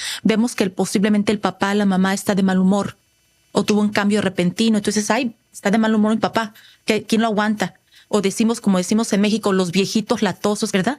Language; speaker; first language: Spanish; native; Spanish